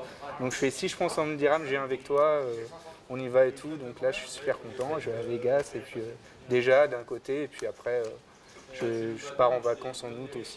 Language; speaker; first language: French; native; French